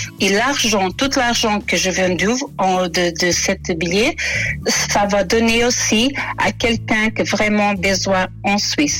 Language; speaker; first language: French; non-native, fluent; Portuguese